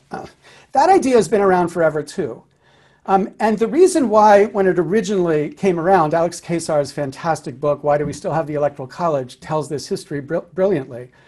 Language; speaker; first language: English; native; English